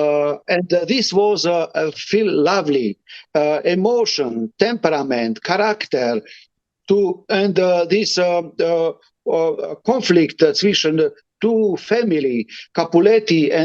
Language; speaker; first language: English; non-native, learner; Romany